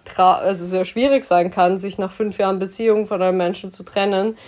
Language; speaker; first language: German; native; German